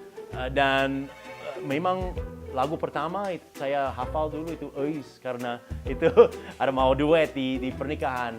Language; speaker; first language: Indonesian; non-native, fluent; English